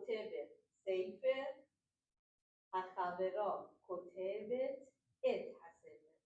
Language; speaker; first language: Hebrew; non-native, learner; English